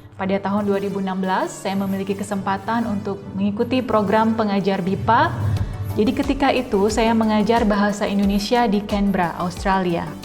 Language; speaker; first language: Indonesian; native; Indonesian